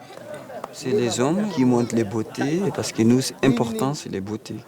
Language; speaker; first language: French; non-native, local second language; Fula